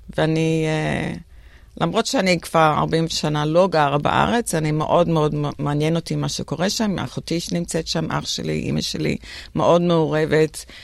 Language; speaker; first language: Hebrew; early bilingual, other home language; English